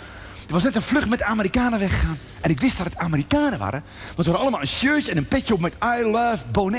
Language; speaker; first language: Dutch; native; Dutch